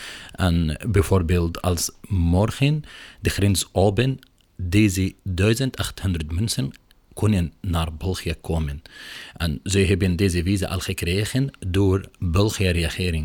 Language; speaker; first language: Dutch; non-native, learner; Arabic